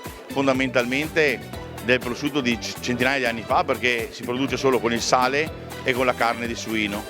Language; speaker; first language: Italian; native; Italian